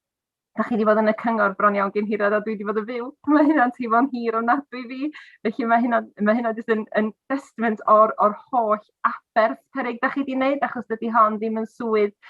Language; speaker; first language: Welsh; native; Welsh